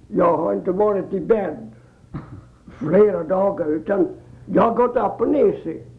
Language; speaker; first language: Swedish; early bilingual, heritage; Swedish